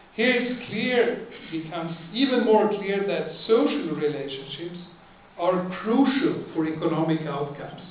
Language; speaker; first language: English; non-native, fluent; Swedish